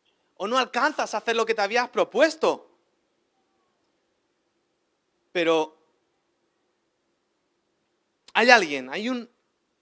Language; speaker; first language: Spanish; native; Spanish